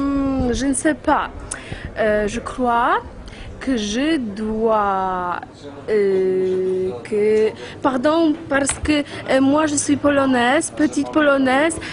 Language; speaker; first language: French; non-native, learner; Polish